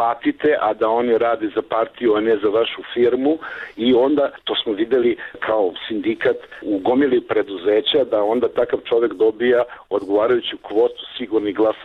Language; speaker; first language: Serbian; native; Serbian